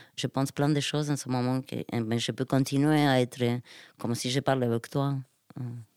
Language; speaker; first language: French; non-native, fluent; Spanish